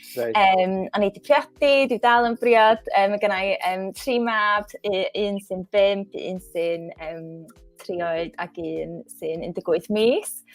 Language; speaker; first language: Welsh; non-native, local second language; English